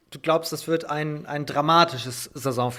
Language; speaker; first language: German; native; German